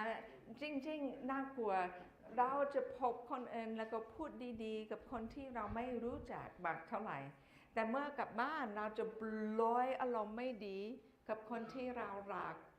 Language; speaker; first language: Thai; non-native, fluent; English